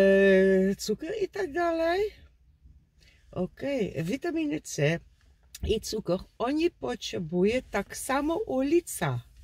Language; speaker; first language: Polish; non-native, learner; Dutch